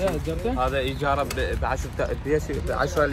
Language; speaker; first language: Arabic; native; Arabic